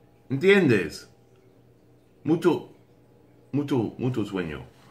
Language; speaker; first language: Spanish; non-native, learner; English